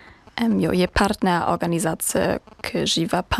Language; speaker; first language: Czech; non-native, learner; German